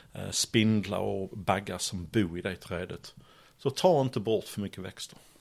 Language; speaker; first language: Swedish; non-native, fluent; English